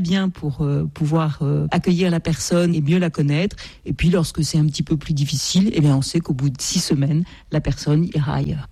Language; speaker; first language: French; native; French